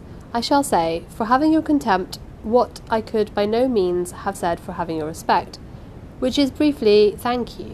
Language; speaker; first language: English; native; English